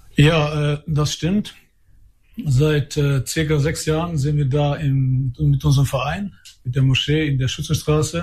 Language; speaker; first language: German; early bilingual, other home language; Albanian